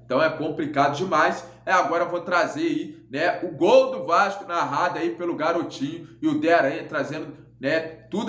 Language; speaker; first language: Portuguese; native; Portuguese